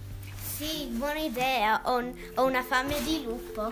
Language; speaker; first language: Italian; early bilingual, heritage; Italian